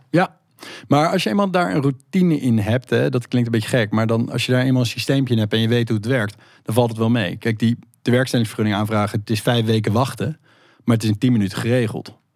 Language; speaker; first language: Dutch; native; Dutch